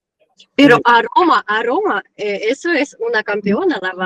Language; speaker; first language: Spanish; non-native, learner; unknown